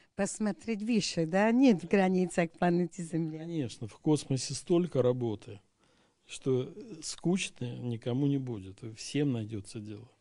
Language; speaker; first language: Russian; native; Russian